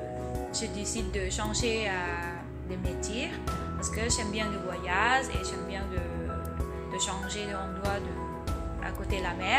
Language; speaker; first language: French; non-native, learner; Thai